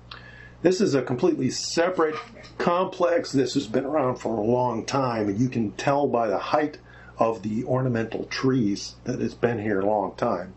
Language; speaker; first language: English; native; English